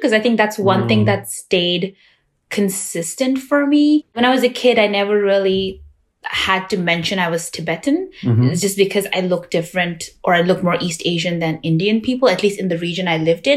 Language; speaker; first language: English; non-native, local second language; Tibetan